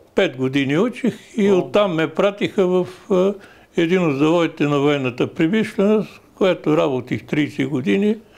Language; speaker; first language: Bulgarian; native; Bulgarian